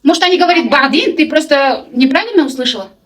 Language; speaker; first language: Russian; non-native, local second language; Kazakh